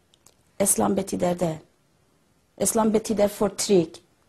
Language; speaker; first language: Swedish; non-native, learner; Persian